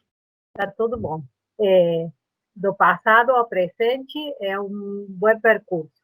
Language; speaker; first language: Portuguese; non-native, learner; Spanish